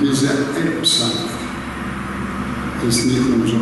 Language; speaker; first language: German; non-native, learner; Greek